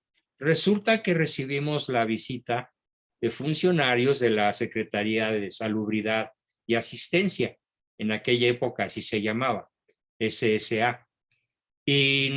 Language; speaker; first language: Spanish; native; Spanish